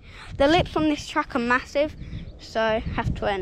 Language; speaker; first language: English; native; English